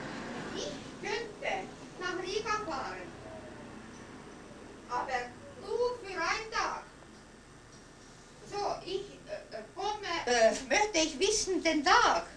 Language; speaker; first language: German; non-native, learner; Estonian